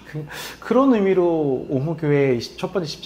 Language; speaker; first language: Korean; native; Korean